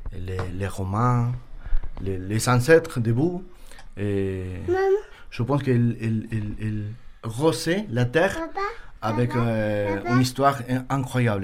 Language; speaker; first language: French; non-native, learner; Spanish